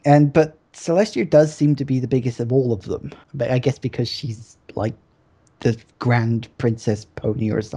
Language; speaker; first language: English; native; English